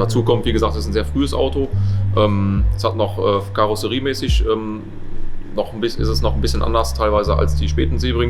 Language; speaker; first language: German; native; German